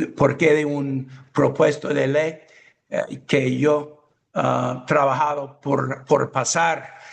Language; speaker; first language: Spanish; non-native, learner; English